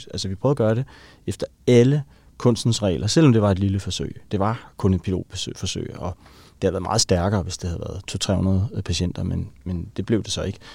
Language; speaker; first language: Danish; native; Danish